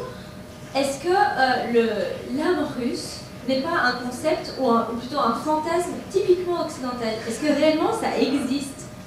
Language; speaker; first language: French; native; French